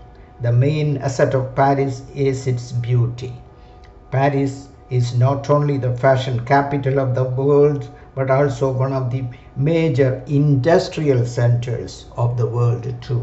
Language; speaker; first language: English; non-native, local second language; Malayalam